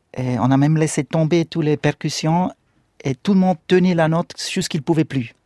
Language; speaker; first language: French; non-native, local second language; Swiss German